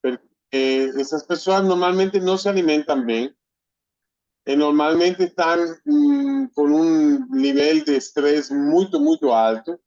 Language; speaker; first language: Portuguese; non-native, fluent; Spanish